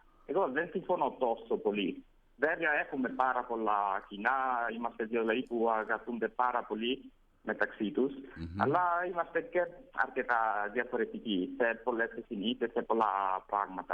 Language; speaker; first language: Greek; non-native, fluent; Italian